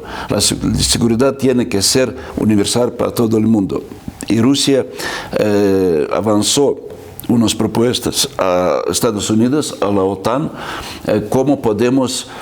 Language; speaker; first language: Spanish; non-native, fluent; Russian